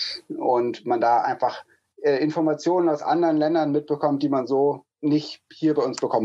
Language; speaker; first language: German; native; German